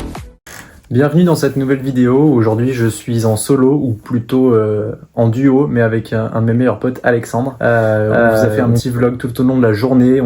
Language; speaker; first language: French; native; French